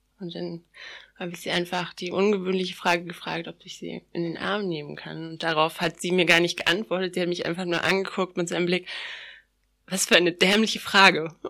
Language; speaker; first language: German; native; German